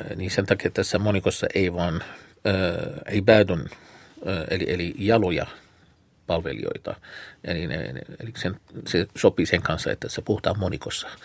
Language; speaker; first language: Finnish; non-native, fluent; Arabic